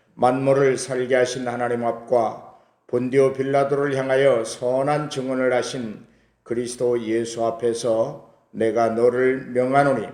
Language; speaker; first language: Korean; native; Korean